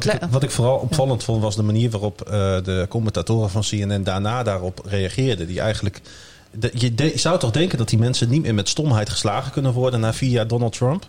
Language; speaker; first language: Dutch; native; Dutch